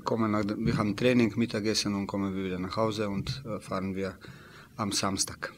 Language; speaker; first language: German; non-native, learner; Slovenian